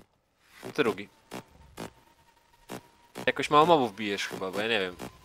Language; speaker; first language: Polish; native; Polish